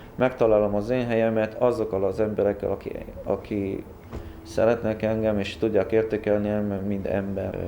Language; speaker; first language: Hungarian; early bilingual, heritage; Hungarian